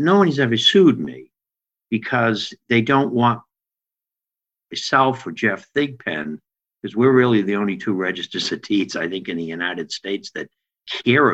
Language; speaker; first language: English; native; English